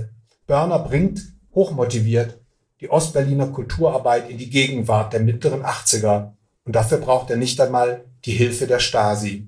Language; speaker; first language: German; native; German